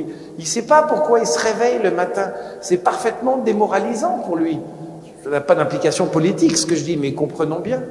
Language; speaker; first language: French; native; French